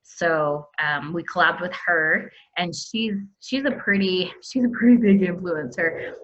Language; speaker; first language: English; native; English